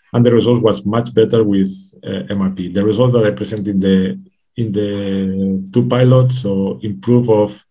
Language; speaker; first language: English; non-native, fluent; Spanish